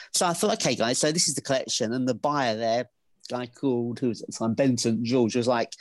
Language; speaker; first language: English; native; English